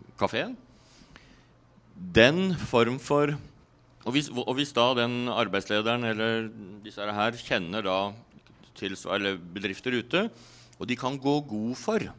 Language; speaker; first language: Norwegian; native; Norwegian